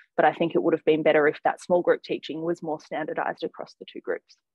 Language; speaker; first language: English; native; English